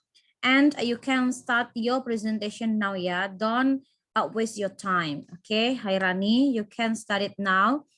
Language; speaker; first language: English; non-native, fluent; Indonesian